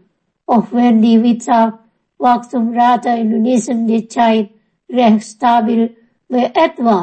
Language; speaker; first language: German; non-native, fluent; Indonesian